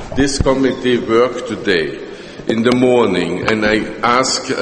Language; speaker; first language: English; non-native, fluent; German